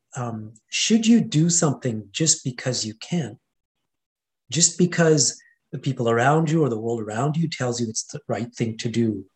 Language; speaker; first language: English; non-native, fluent; Hindi